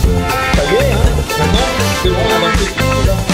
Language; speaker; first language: French; native; French